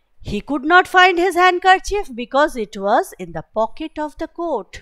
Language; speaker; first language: English; non-native, local second language; Bangla